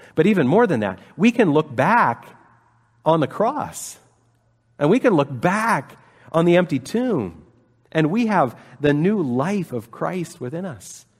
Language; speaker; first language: English; native; English